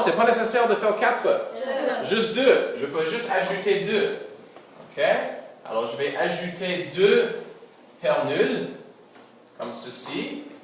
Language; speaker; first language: French; non-native, local second language; English